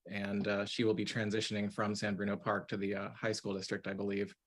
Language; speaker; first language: English; native; English